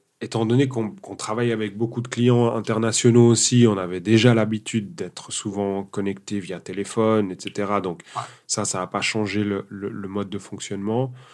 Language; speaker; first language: French; early bilingual, other home language; Portuguese